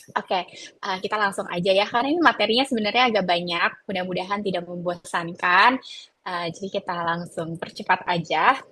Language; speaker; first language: Indonesian; native; Indonesian